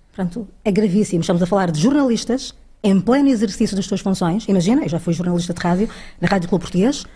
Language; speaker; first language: Portuguese; early bilingual, other home language; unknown